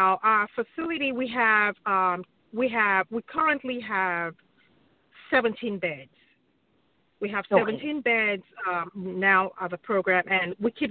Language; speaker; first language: English; non-native, local second language; Yoruba